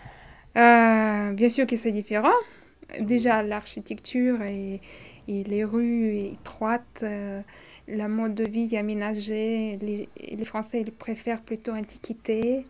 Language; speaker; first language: French; non-native, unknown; Russian